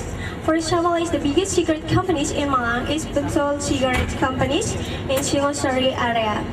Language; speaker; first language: English; non-native, learner; Indonesian